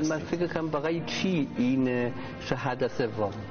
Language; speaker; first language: Persian; non-native, learner; German